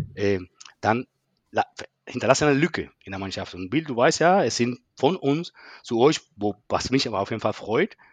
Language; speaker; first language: German; non-native, fluent; Spanish